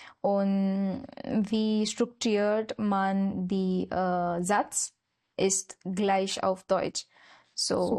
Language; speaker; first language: German; non-native, learner; Marathi